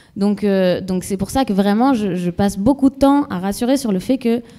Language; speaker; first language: French; native; French